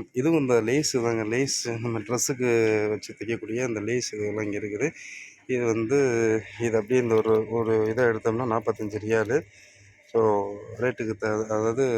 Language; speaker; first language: Tamil; native; Tamil